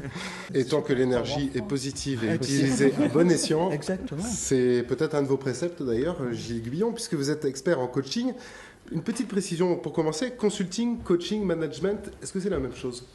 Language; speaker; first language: French; native; French